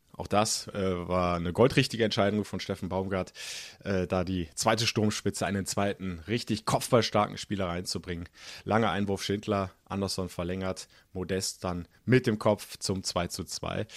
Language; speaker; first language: German; native; German